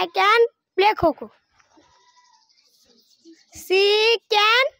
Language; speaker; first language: English; non-native, learner; Marathi